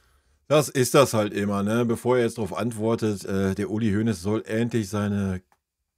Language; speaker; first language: German; native; German